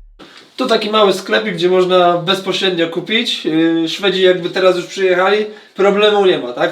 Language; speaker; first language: Polish; native; Polish